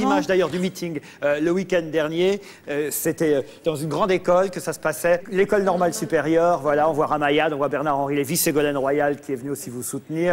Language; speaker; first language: French; native; French